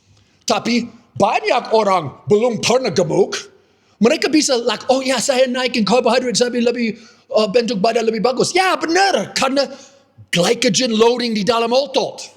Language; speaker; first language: Indonesian; non-native, fluent; English